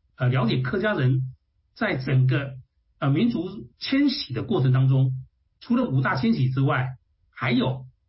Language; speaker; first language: Chinese; non-native, local second language; Hakka Chinese